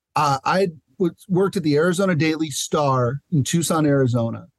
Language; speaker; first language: English; native; English